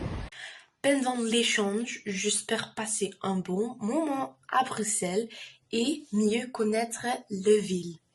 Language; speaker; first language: French; non-native, learner; Dutch